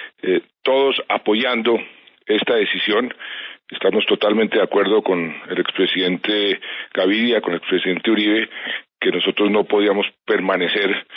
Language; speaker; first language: Spanish; native; Spanish